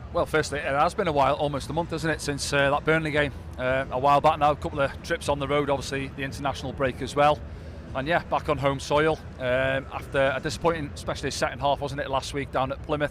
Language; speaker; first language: English; native; English